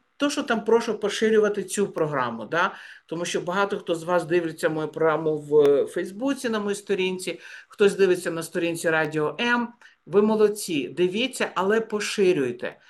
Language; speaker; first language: Ukrainian; native; Ukrainian